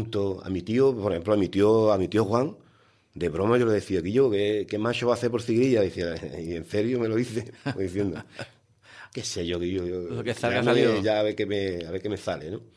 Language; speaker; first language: Spanish; native; Spanish